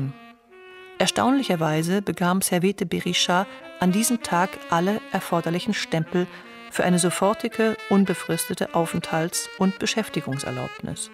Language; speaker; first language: German; native; German